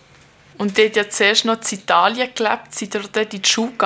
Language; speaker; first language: German; native; German